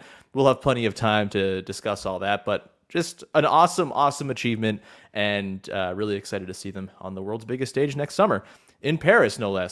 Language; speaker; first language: English; native; English